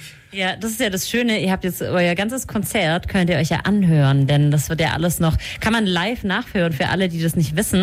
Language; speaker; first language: German; native; German